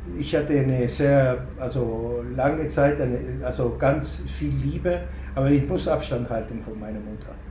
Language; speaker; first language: German; non-native, fluent; Spanish